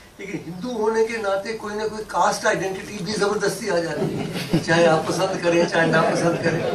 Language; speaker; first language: Hindi; non-native, local second language; Dogri